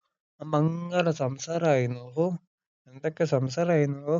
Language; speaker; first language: Malayalam; early bilingual, heritage; Malayalam